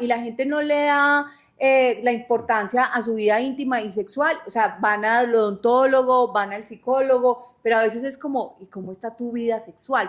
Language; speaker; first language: Spanish; native; Spanish